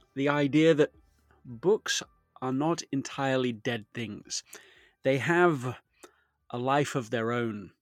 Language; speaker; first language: English; native; English